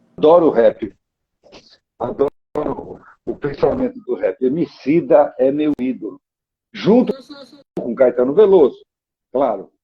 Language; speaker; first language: Portuguese; native; Portuguese